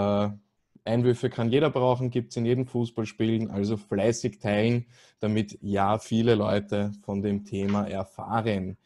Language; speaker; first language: German; native; German